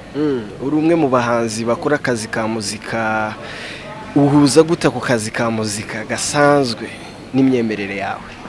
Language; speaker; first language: Kinyarwanda; native; Kinyarwanda